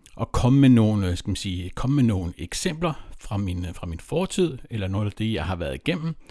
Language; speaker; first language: Danish; native; Danish